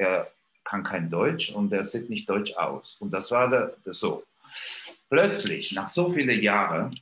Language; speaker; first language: German; non-native, fluent; Georgian